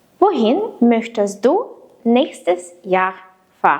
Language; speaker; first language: German; non-native, fluent; Ukrainian